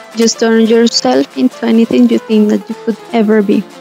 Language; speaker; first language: English; non-native, fluent; Spanish